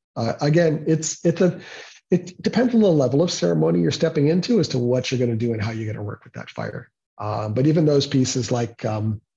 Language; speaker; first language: English; native; English